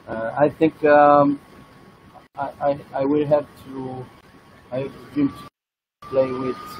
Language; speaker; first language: English; non-native, learner; Italian